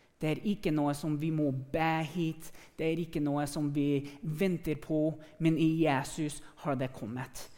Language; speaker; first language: Norwegian; non-native, fluent; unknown